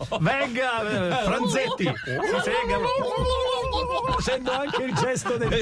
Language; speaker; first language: Italian; native; Italian